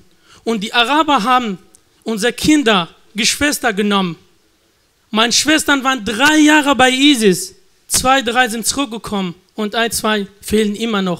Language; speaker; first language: German; non-native, learner; Kurdish